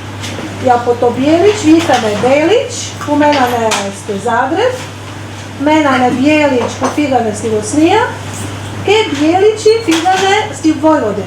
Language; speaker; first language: Greek; non-native, fluent; Serbian